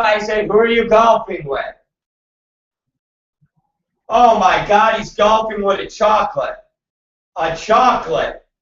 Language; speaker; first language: English; native; English